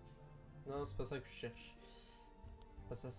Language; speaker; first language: French; native; French